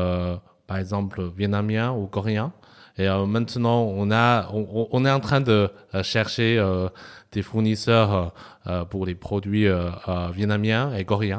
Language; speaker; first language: French; non-native, fluent; Chinese